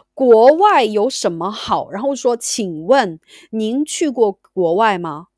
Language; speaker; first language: Chinese; native; Chinese